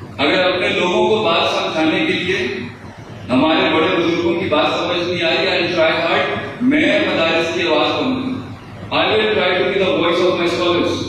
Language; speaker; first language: Urdu; native; Urdu